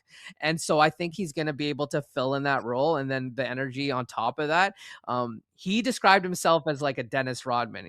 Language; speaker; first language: English; native; English